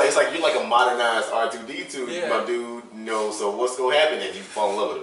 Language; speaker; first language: English; native; English